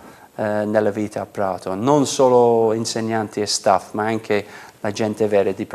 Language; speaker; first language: Italian; non-native, fluent; English